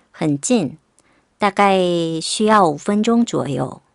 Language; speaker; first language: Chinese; non-native, fluent; Korean